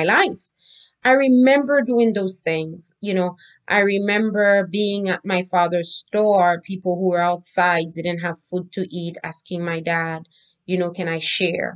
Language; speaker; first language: English; non-native, fluent; Haitian Creole